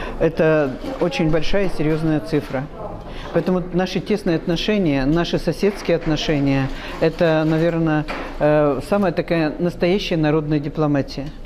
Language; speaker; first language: Russian; native; Russian